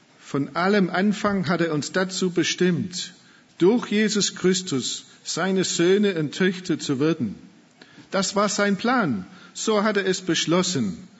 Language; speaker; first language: German; non-native, fluent; English